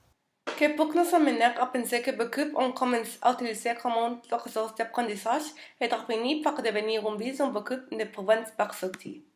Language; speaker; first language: French; non-native, learner; Spanish